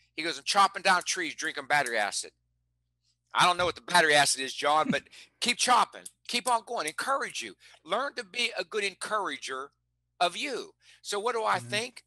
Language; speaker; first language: English; native; English